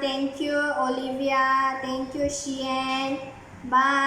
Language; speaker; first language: English; non-native, learner; Malay